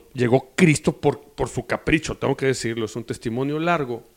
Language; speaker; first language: Spanish; native; Spanish